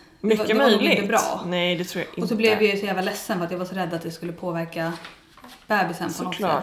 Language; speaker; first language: Swedish; native; Swedish